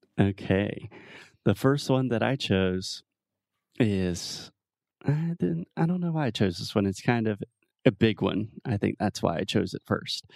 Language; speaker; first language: English; native; English